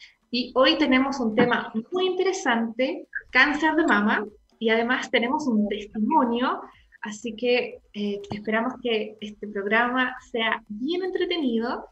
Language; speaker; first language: Spanish; native; Spanish